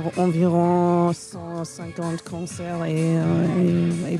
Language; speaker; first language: French; non-native, fluent; German